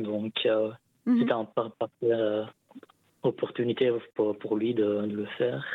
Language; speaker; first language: French; non-native, local second language; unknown